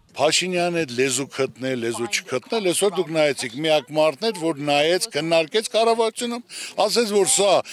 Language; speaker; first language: Armenian; native; Armenian